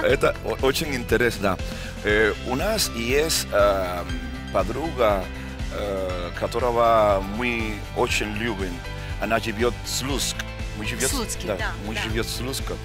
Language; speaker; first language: Russian; non-native, learner; Spanish